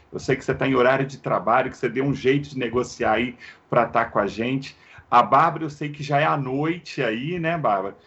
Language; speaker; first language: Portuguese; native; Portuguese